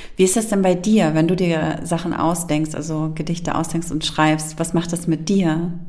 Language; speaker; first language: German; native; German